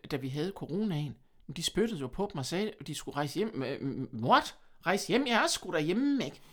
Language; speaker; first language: Danish; early bilingual, other home language; German